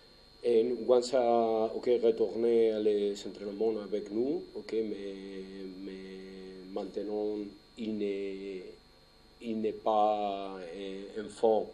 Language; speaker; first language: French; non-native, learner; Spanish